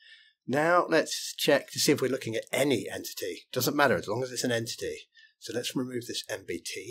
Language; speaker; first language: English; native; English